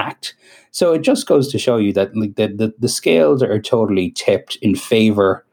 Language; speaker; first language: English; native; English